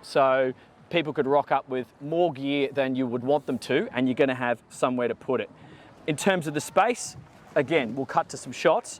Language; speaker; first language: English; native; English